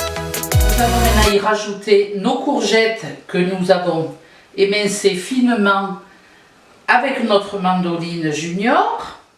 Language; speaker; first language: French; native; French